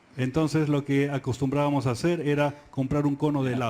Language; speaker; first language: Spanish; native; Spanish